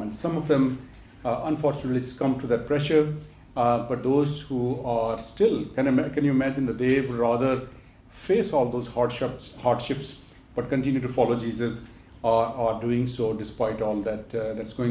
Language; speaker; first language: English; non-native, local second language; Urdu